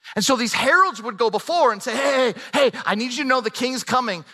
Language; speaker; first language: English; native; English